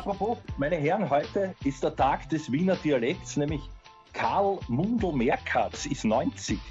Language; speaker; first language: German; native; German